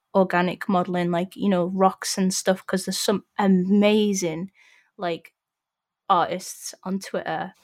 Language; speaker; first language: English; native; English